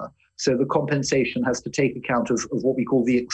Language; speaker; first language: English; native; English